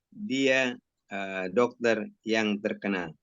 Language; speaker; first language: Indonesian; native; Indonesian